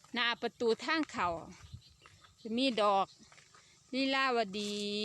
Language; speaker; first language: Thai; native; Thai